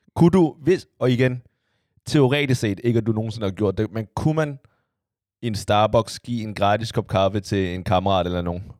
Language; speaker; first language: Danish; early bilingual, other home language; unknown